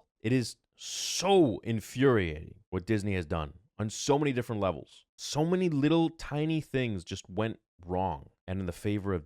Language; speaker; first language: English; native; English